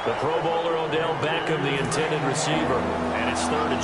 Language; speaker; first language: English; native; English